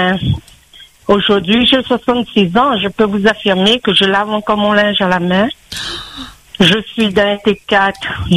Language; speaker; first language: French; non-native, local second language; Réunion Creole French